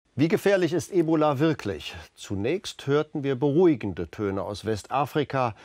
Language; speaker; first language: German; native; German